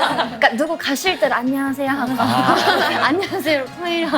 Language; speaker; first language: Korean; non-native, fluent; Japanese